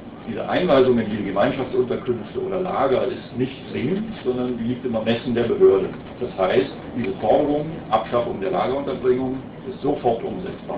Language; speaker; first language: German; native; German